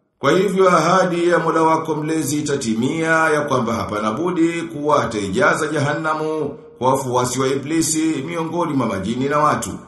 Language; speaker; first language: Swahili; native; Swahili